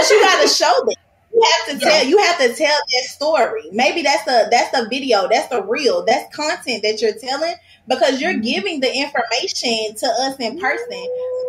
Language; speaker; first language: English; native; English